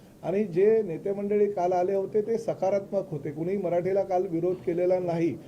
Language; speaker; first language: Marathi; native; Marathi